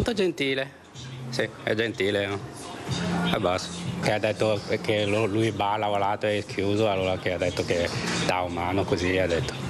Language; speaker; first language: Italian; non-native, learner; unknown